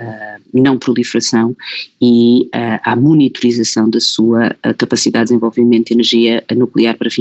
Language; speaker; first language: Portuguese; native; Portuguese